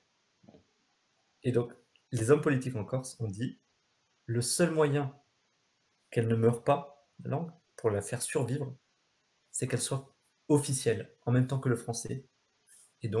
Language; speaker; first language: French; native; French